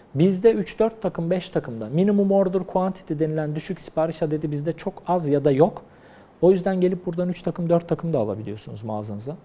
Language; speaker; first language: Turkish; native; Turkish